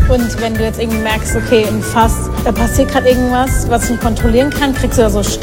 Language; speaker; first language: German; native; German